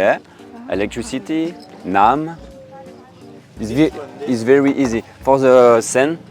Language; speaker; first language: English; non-native, learner; French